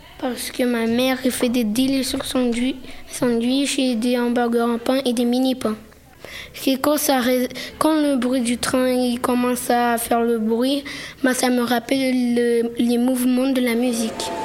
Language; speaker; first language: French; early bilingual, other home language; Portuguese